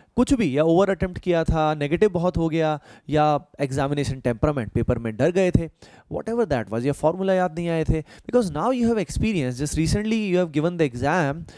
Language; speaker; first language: Hindi; native; Hindi